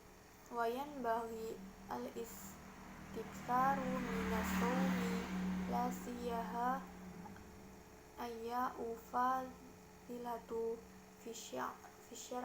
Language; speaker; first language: Arabic; non-native, learner; Indonesian